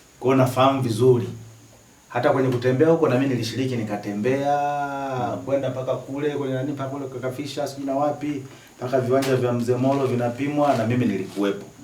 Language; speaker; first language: Swahili; native; Swahili